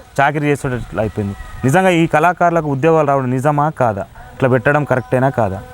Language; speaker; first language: Telugu; native; Telugu